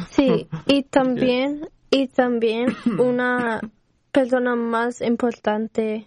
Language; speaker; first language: Spanish; early bilingual, heritage; Spanish